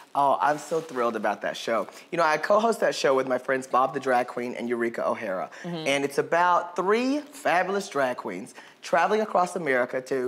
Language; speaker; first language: English; native; English